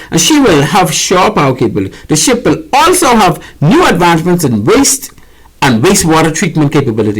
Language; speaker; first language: English; native; English